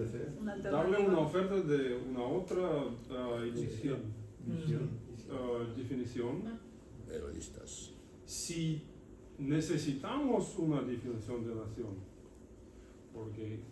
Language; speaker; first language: Spanish; non-native, learner; Russian